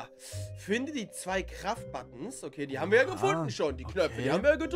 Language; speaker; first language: German; native; German